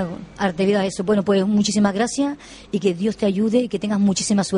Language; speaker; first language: Spanish; native; Spanish